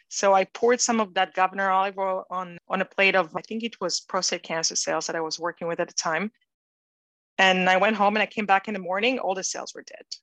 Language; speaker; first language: English; non-native, fluent; Hebrew